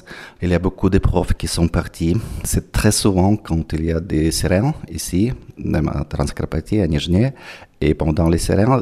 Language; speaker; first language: French; non-native, fluent; Ukrainian